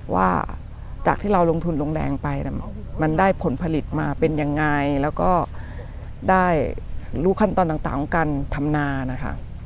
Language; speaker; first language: Thai; native; Thai